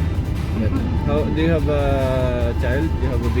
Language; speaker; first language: English; non-native, local second language; Filipino